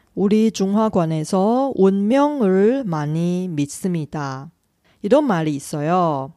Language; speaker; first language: Korean; non-native, fluent; Chinese